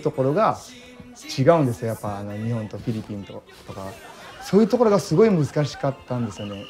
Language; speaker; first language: Japanese; early bilingual, other home language; Filipino